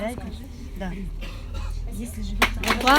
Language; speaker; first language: Russian; non-native, learner; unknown